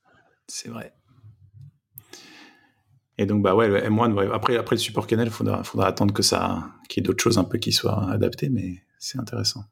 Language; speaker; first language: French; native; French